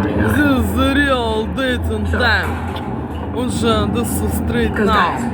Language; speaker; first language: English; non-native, learner; Russian